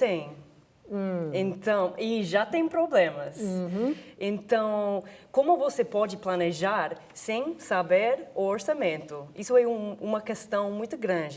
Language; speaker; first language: Portuguese; non-native, fluent; English